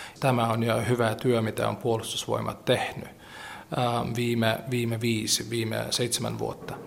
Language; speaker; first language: Finnish; non-native, fluent; Latvian